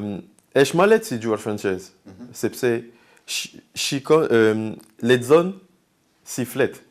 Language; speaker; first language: Albanian; non-native, learner; French